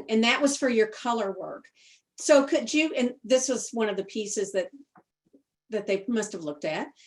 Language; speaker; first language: English; native; English